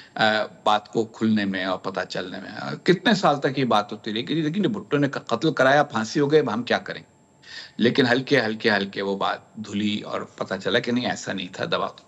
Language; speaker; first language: Urdu; native; Urdu